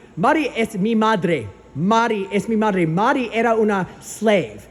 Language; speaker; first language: Spanish; non-native, learner; English